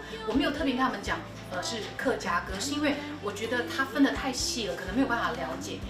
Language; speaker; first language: Chinese; non-native, local second language; Hakka Chinese